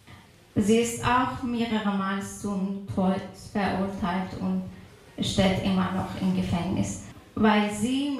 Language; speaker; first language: German; non-native, fluent; Persian